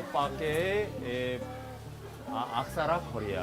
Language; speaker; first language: Indonesian; non-native, learner; Korean